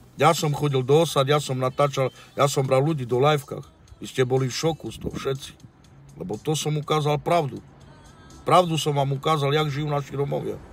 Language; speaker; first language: Slovak; non-native, local second language; Romany